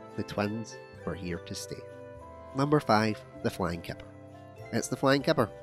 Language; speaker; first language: English; native; English